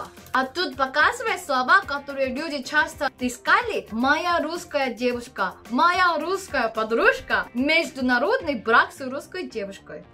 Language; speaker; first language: Russian; non-native, learner; Korean